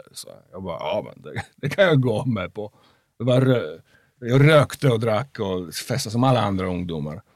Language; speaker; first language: Swedish; non-native, fluent; Polish